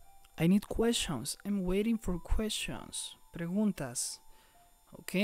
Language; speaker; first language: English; non-native, fluent; Spanish